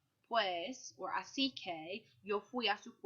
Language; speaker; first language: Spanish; non-native, fluent; English